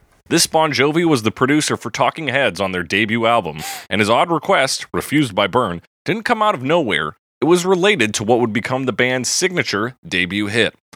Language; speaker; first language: English; native; English